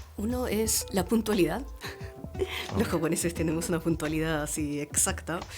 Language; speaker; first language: Spanish; early bilingual, other home language; Japanese